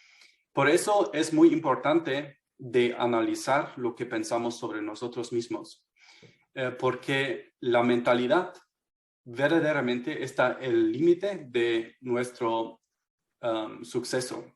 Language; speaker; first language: Spanish; non-native, fluent; German